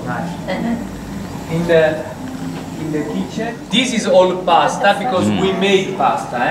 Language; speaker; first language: English; non-native, learner; Italian